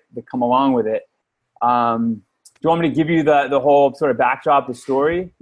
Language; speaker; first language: English; native; English